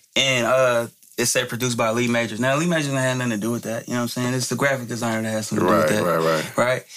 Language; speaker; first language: English; native; English